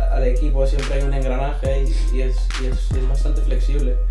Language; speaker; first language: Spanish; early bilingual, other home language; English